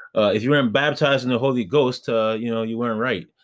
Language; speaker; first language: English; early bilingual, other home language; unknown